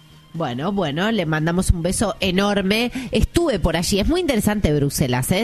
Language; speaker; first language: Spanish; native; Spanish